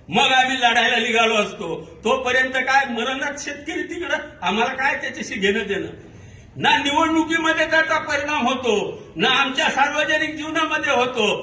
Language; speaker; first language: Marathi; non-native, local second language; Urdu